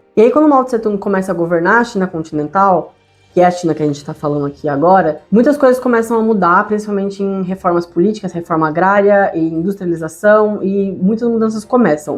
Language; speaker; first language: Portuguese; native; Portuguese